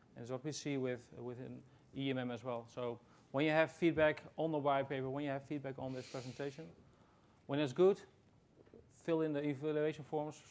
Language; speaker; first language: English; non-native, fluent; Dutch